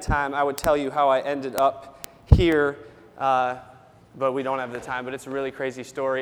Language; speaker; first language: English; native; English